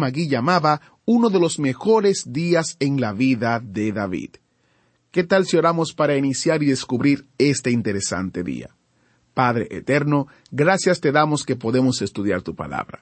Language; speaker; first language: Spanish; native; Spanish